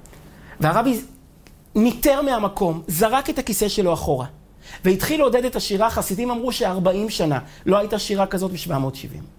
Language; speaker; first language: Hebrew; native; Hebrew